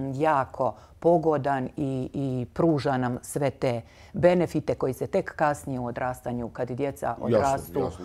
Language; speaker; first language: Serbian; native; Serbian